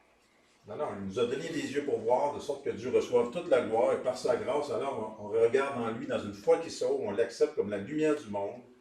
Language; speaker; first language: French; native; French